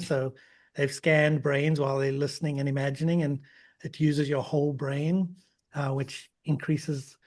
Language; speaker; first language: English; native; English